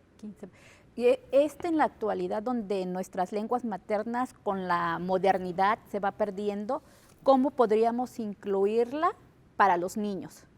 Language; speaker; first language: Spanish; native; Spanish